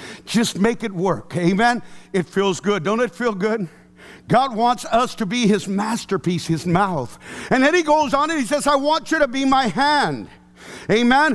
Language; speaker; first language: English; early bilingual, other home language; Spanish